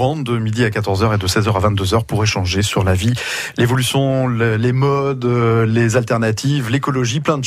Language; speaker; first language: French; native; French